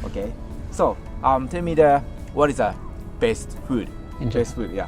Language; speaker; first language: English; non-native, learner; Japanese